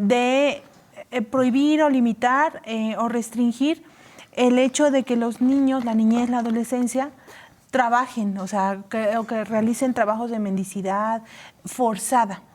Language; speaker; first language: Spanish; native; Spanish